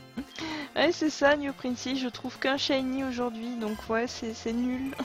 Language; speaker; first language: French; native; French